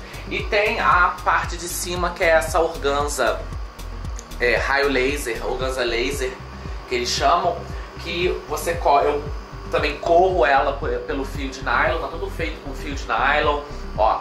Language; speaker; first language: Portuguese; native; Portuguese